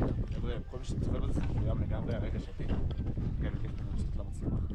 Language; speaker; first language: Hebrew; native; Hebrew